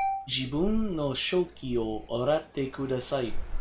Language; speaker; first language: Japanese; non-native, learner; English